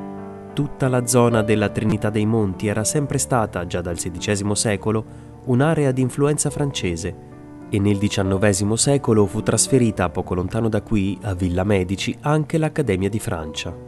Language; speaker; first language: Italian; native; Italian